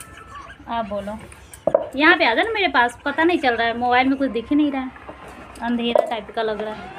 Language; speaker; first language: Hindi; native; Hindi